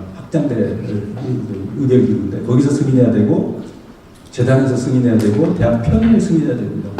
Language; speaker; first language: Korean; native; Korean